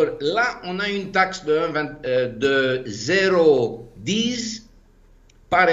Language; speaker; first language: French; non-native, fluent; Greek